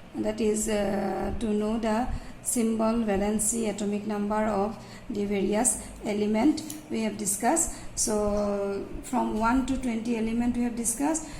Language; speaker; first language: English; non-native, local second language; Assamese